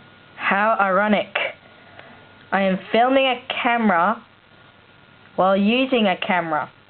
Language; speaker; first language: English; native; English